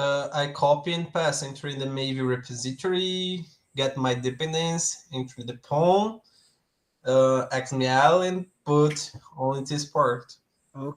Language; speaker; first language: English; non-native, learner; Portuguese